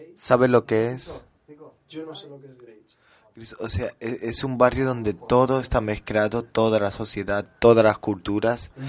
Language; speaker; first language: Spanish; early bilingual, heritage; French